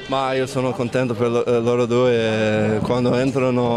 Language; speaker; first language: Italian; non-native, fluent; English